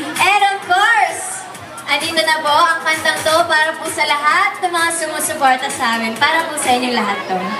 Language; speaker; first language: Filipino; non-native, local second language; Cebuano